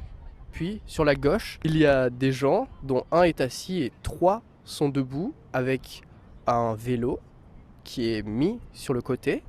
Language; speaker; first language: French; native; French